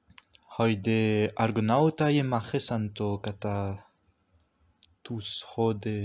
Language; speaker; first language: Greek; non-native, fluent; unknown